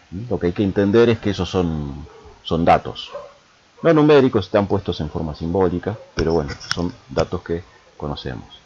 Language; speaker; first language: Spanish; native; Spanish